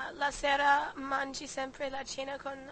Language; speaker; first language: Italian; non-native, learner; English